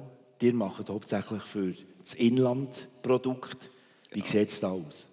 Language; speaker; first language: German; native; German